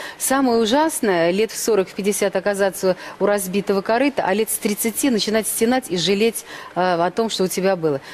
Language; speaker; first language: Russian; native; Russian